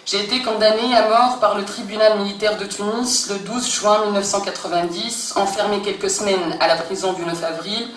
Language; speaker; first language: French; non-native, local second language; Arabic